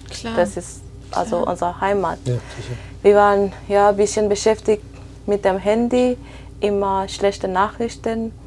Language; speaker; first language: German; non-native, fluent; Persian